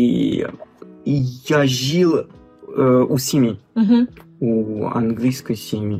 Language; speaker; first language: Russian; non-native, fluent; French